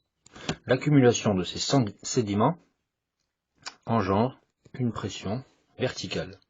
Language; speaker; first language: French; native; French